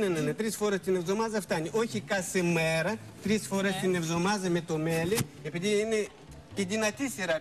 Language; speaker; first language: Greek; non-native, fluent; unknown